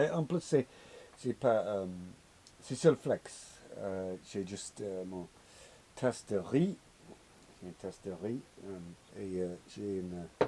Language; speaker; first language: French; non-native, learner; English